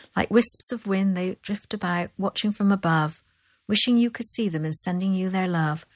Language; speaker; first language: English; native; English